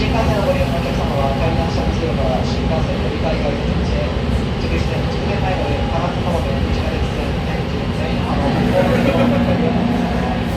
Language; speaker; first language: Japanese; native; Japanese